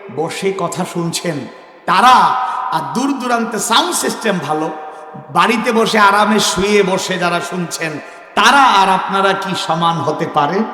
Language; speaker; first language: Bangla; native; Bangla